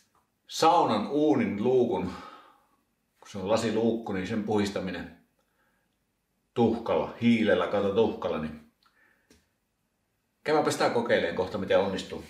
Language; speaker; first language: Finnish; native; Finnish